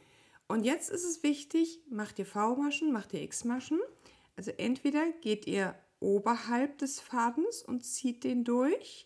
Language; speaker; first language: German; native; German